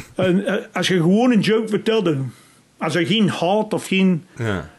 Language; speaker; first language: Dutch; non-native, fluent; English